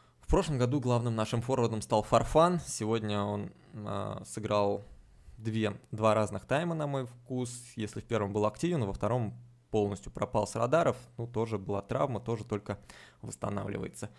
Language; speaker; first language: Russian; native; Russian